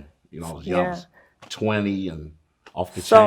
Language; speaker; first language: English; native; English